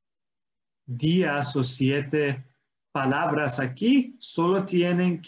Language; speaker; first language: Spanish; non-native, fluent; English